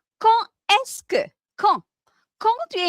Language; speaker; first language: French; non-native, fluent; Malay